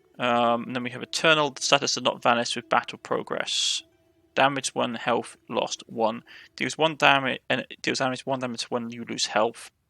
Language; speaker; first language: English; native; English